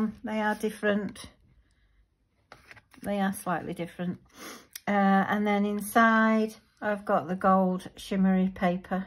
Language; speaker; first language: English; native; English